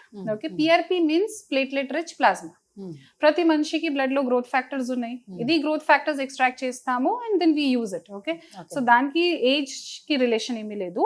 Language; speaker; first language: Telugu; non-native, learner; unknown